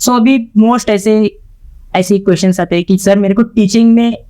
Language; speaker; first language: Hindi; non-native, local second language; Marathi